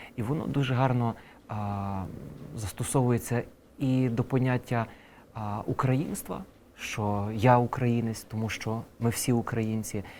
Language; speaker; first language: Ukrainian; native; Ukrainian